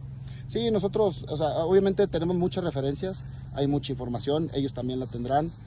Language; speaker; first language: Spanish; native; Spanish